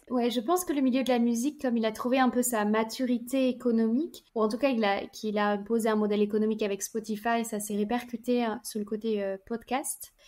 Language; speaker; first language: French; native; French